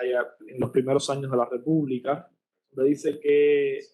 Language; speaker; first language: Spanish; native; Spanish